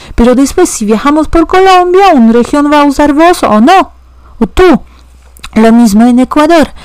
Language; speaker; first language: Spanish; non-native, fluent; Polish